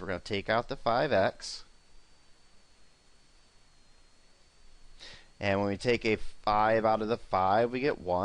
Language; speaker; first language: English; native; English